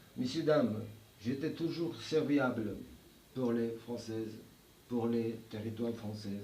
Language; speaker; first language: French; non-native, learner; Georgian